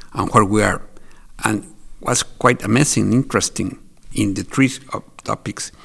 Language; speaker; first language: English; non-native, fluent; Spanish